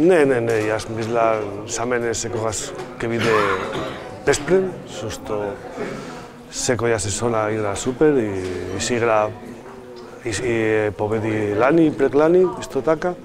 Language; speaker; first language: Macedonian; non-native, learner; Spanish